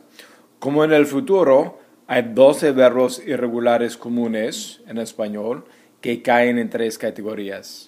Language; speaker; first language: Spanish; non-native, fluent; English